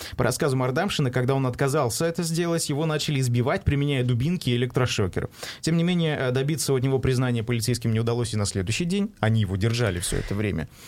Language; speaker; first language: Russian; native; Russian